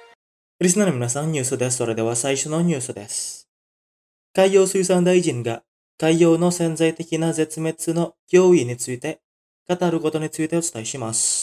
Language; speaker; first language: Japanese; non-native, fluent; Indonesian